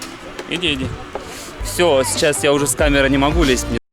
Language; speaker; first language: Russian; native; Russian